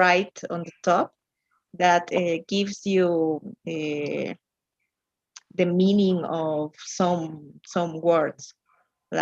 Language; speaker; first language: English; non-native, learner; Spanish